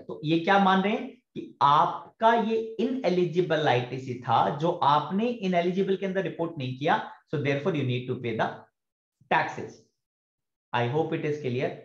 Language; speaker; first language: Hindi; native; Hindi